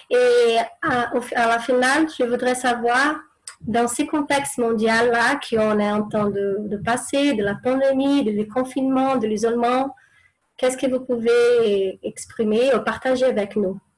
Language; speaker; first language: French; non-native, fluent; Portuguese